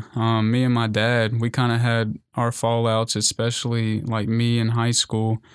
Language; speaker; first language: English; native; English